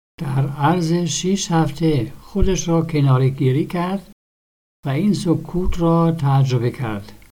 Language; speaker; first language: Persian; non-native, fluent; German